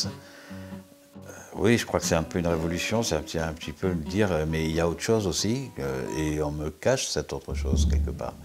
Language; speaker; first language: French; native; French